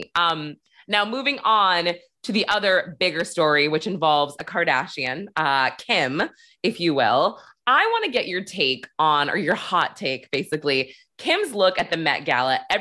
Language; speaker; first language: English; native; English